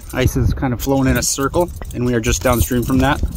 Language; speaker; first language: English; native; English